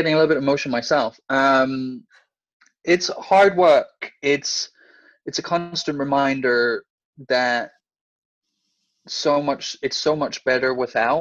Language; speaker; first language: English; non-native, fluent; Danish